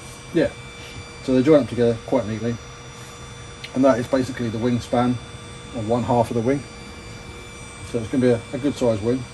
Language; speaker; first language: English; native; English